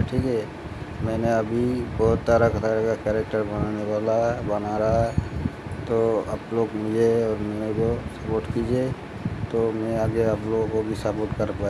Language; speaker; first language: Hindi; non-native, local second language; Bangla